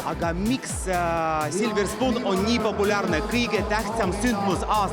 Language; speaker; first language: Estonian; non-native, local second language; Russian